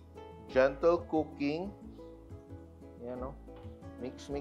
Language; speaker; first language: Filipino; native; Filipino